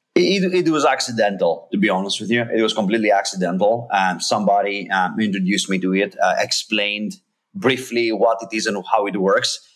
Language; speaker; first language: English; non-native, fluent; Greek